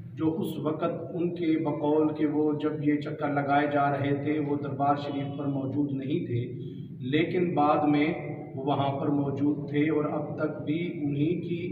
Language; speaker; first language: Urdu; non-native, local second language; Saraiki